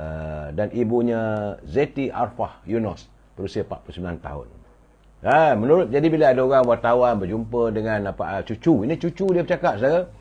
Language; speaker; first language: Malay; native; Malay